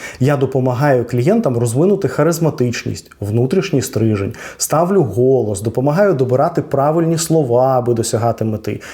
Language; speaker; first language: Ukrainian; non-native, local second language; Russian